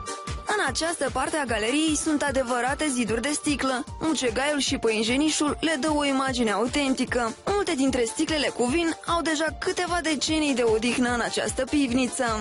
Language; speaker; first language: Romanian; native; Romanian